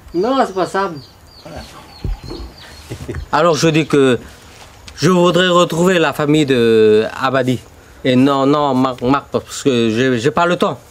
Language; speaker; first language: French; early bilingual, heritage; Vietnamese